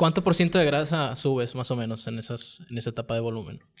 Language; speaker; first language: Spanish; native; Spanish